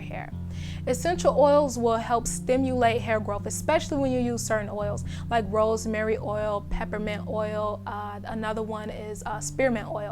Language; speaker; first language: English; native; English